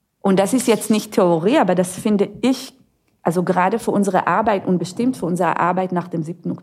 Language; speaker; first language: German; non-native, fluent; Hebrew